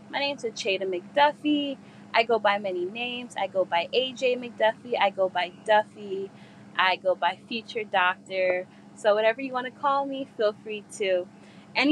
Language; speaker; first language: English; native; English